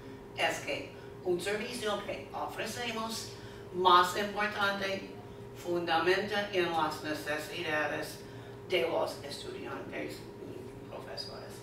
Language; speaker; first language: Spanish; non-native, fluent; English